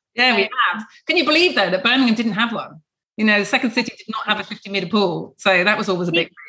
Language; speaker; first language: English; native; English